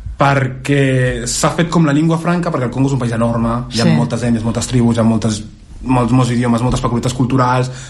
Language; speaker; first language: Catalan; early bilingual, other home language; Lingala